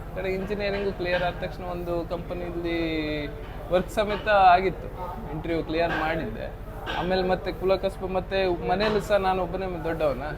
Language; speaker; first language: Kannada; native; Kannada